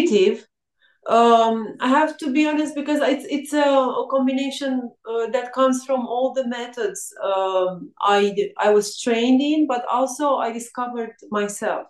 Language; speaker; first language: English; non-native, fluent; Romanian